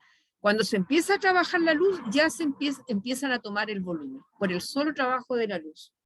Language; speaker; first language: Spanish; native; Spanish